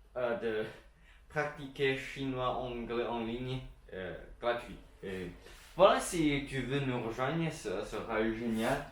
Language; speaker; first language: French; non-native, learner; Chinese